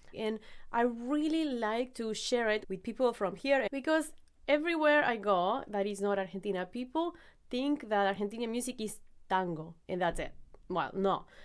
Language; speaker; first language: English; non-native, fluent; Spanish